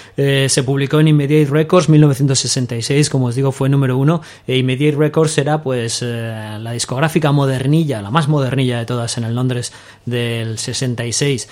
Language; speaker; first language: Spanish; native; Spanish